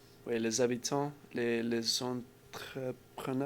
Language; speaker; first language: French; non-native, learner; English